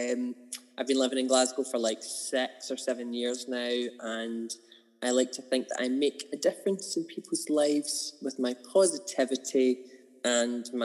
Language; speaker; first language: English; native; English